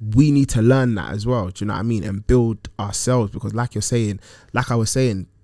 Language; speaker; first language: English; early bilingual, other home language; Akan